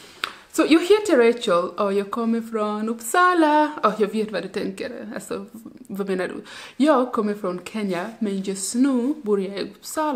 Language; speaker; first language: Swedish; non-native, learner; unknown